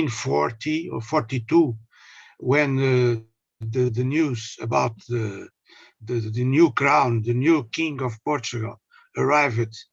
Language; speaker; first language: English; non-native, learner; Portuguese